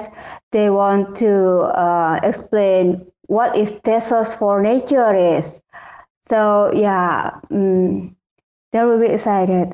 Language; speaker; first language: English; non-native, learner; Indonesian